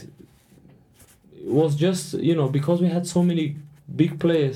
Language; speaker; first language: English; non-native, fluent; Portuguese